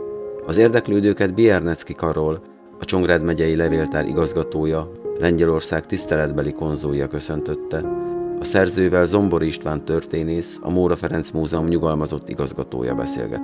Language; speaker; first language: Hungarian; native; Hungarian